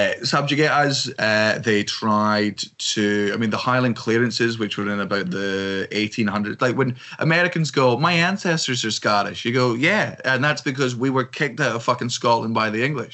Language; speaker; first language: English; native; English